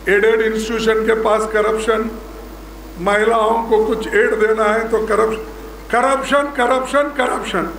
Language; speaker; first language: Hindi; non-native, local second language; Kannada